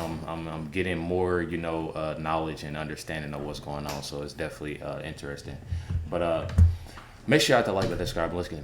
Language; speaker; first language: English; native; English